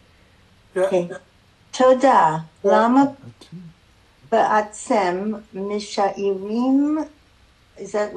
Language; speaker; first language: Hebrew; non-native, learner; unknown